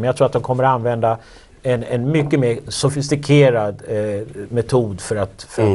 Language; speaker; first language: Swedish; native; Swedish